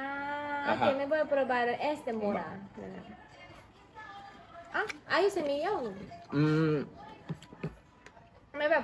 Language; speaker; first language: Spanish; non-native, learner; Japanese